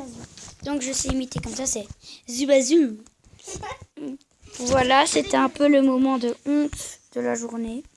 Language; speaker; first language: French; native; French